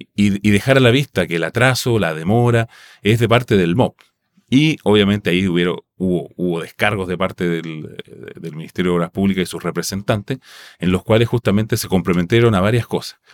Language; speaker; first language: Spanish; non-native, local second language; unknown